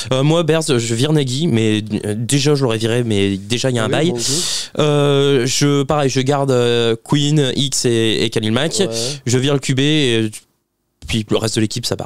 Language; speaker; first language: French; native; French